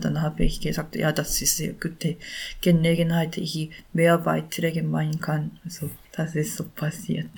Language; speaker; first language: German; non-native, learner; Korean